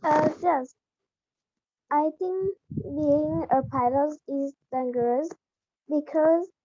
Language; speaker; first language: English; non-native, learner; Vietnamese